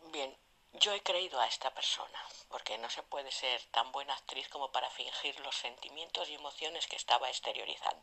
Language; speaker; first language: Spanish; native; Spanish